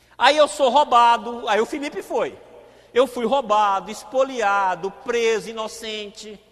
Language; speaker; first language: Portuguese; native; Portuguese